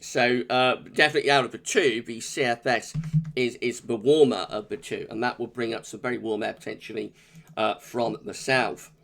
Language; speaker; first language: English; native; English